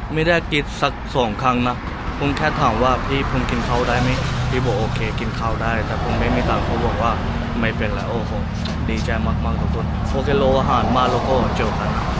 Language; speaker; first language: Thai; non-native, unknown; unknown